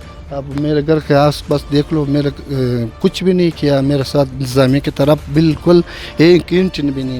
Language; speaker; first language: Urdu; non-native, local second language; Pashto